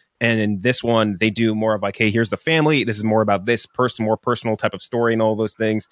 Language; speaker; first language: English; native; English